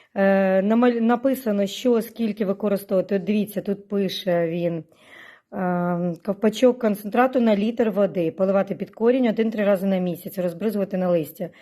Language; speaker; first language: Ukrainian; non-native, local second language; Russian